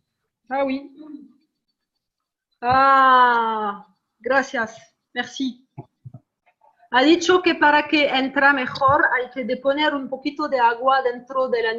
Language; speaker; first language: Spanish; non-native, fluent; French